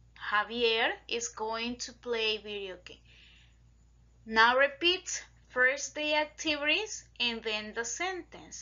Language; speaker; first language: English; non-native, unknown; Spanish